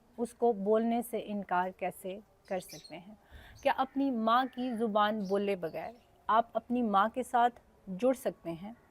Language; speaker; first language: Urdu; non-native, local second language; Punjabi